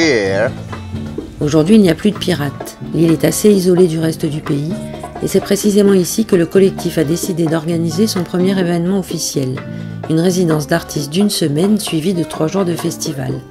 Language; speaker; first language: French; native; French